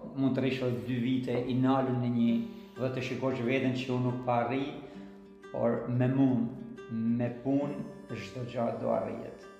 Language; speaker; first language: Albanian; native; Albanian